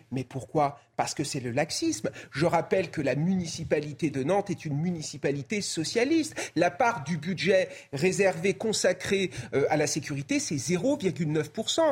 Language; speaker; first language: French; native; French